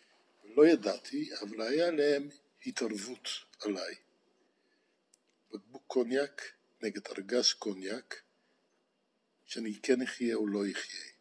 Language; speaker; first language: Hebrew; non-native, fluent; Dutch